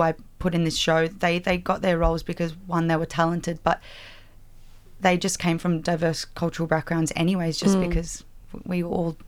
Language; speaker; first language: English; native; English